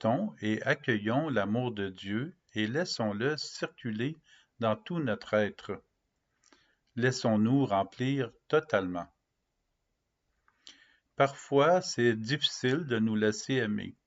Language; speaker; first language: French; native; French